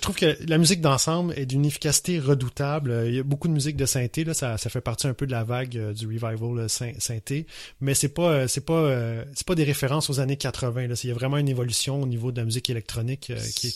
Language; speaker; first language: French; native; French